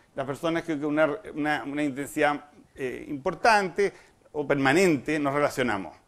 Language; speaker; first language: Spanish; native; Spanish